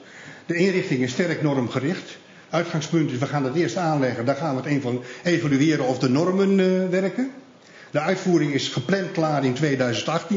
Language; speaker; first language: Dutch; native; Dutch